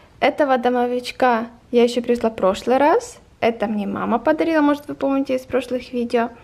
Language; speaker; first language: Russian; native; Russian